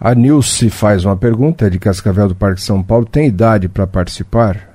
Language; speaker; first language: Portuguese; native; Portuguese